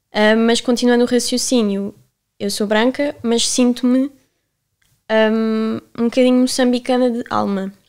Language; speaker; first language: Portuguese; native; Portuguese